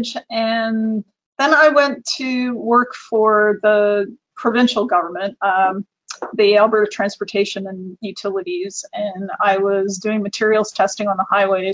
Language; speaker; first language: English; native; English